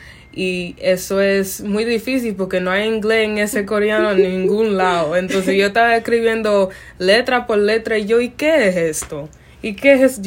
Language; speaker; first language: Spanish; early bilingual, other home language; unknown